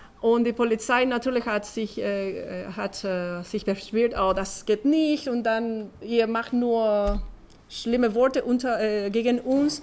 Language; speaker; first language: German; non-native, learner; Spanish